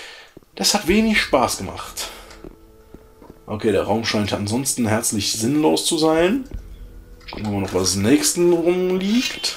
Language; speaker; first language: German; native; German